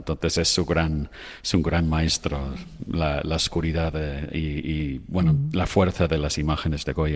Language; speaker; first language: Spanish; non-native, fluent; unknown